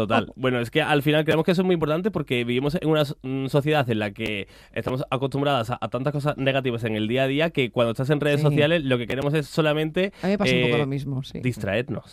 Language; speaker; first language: Spanish; native; Spanish